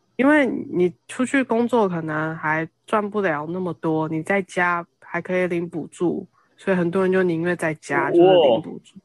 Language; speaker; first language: Chinese; native; Chinese